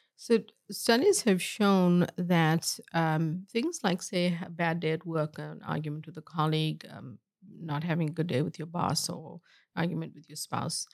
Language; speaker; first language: English; native; English